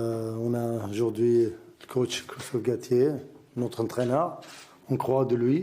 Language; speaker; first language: French; non-native, learner; Arabic